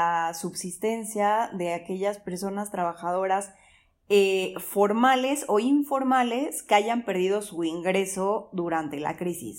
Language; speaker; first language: Spanish; native; Spanish